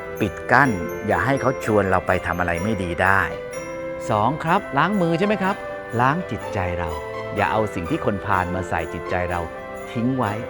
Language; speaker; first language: Thai; native; Thai